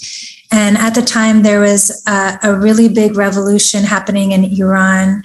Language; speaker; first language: English; early bilingual, other home language; Persian